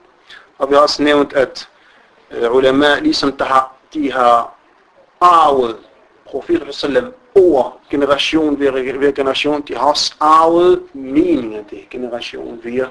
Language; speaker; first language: Danish; non-native, fluent; Arabic